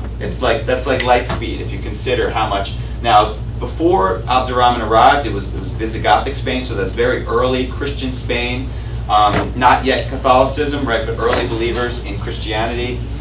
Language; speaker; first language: English; native; English